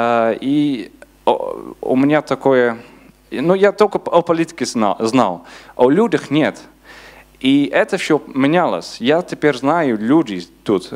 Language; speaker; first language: Russian; non-native, learner; Dutch